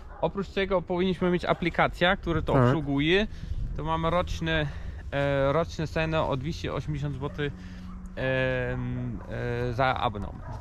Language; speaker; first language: Polish; non-native, learner; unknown